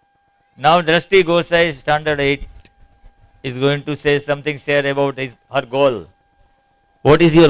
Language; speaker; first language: English; non-native, local second language; Gujarati